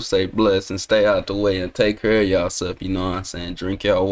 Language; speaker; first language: English; native; English